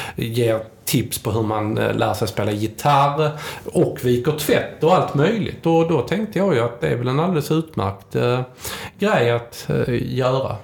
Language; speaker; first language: Swedish; native; Swedish